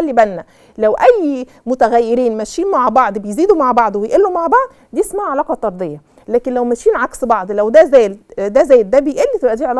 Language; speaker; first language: Arabic; native; Arabic